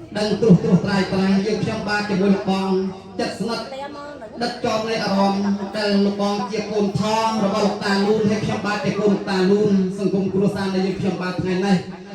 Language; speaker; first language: Khmer; native; Khmer